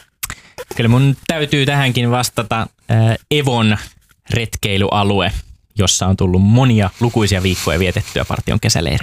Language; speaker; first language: Finnish; native; Finnish